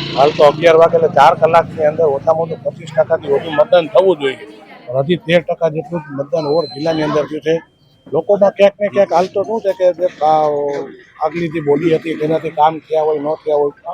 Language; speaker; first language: Gujarati; native; Gujarati